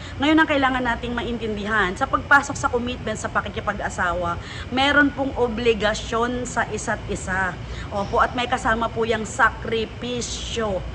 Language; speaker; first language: Filipino; native; Filipino